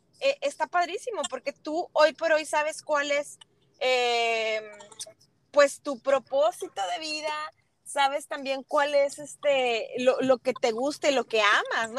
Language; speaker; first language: Spanish; native; Spanish